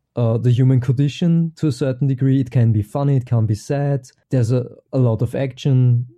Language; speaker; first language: English; non-native, fluent; German